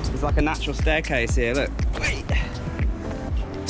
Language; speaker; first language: English; native; English